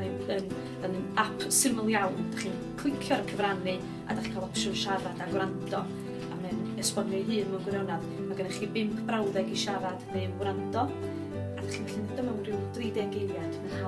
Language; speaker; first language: Welsh; native; Welsh